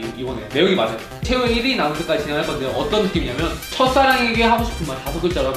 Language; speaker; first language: Korean; native; Korean